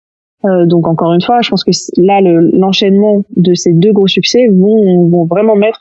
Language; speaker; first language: French; native; French